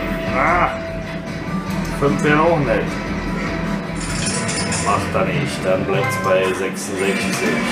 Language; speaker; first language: German; native; German